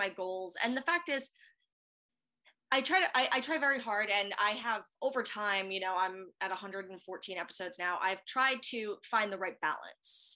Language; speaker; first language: English; native; English